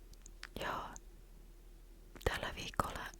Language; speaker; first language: Finnish; non-native, learner; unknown